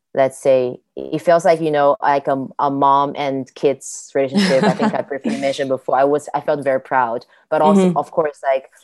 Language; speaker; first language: English; non-native, fluent; Chinese